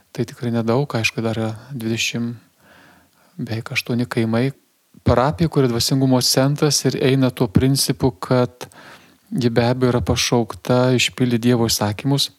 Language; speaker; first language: Lithuanian; native; Lithuanian